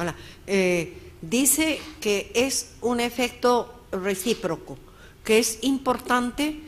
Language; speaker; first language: Spanish; non-native, fluent; French